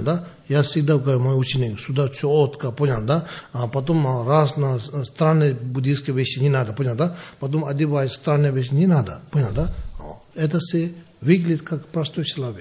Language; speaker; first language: Russian; non-native, learner; Tibetan